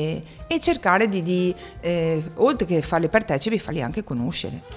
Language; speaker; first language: Italian; native; Italian